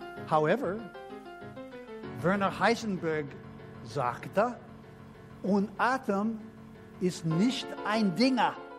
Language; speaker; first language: German; non-native, learner; English